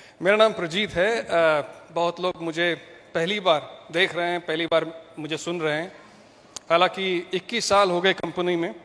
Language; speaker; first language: Hindi; non-native, local second language; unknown